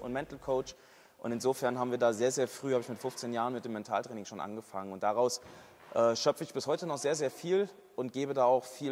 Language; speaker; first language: German; native; German